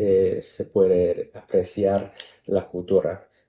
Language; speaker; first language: Spanish; non-native, fluent; Cantonese